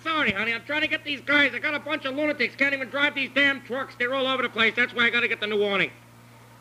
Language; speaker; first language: English; native; English